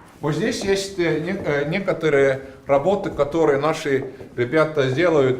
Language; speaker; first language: Russian; non-native, fluent; Estonian